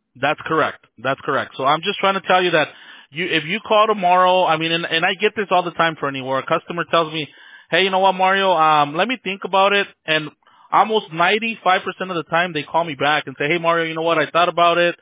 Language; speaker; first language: English; early bilingual, other home language; Spanish